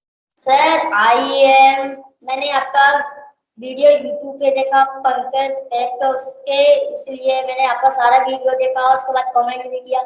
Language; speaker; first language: Hindi; native; Hindi